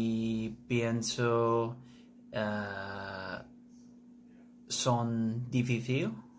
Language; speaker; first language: Spanish; non-native, learner; English